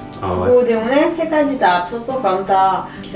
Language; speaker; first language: Korean; non-native, learner; French